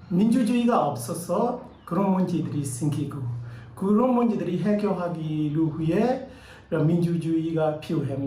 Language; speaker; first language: Korean; non-native, learner; Burmese